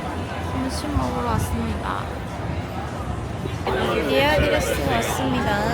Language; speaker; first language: Korean; native; Korean